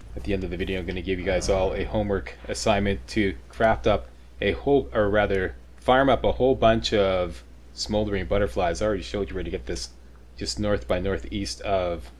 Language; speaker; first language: English; native; English